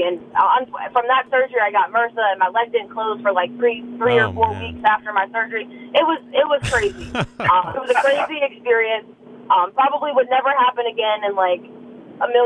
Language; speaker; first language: English; native; English